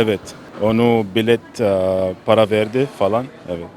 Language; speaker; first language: Turkish; non-native, learner; Arabic